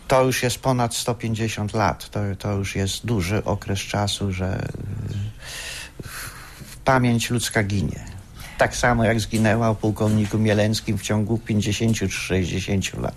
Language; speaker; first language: Polish; native; Polish